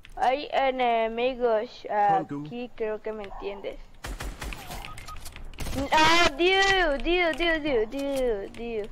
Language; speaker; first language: Spanish; native; Spanish